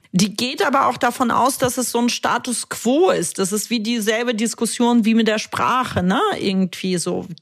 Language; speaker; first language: German; early bilingual, other home language; Russian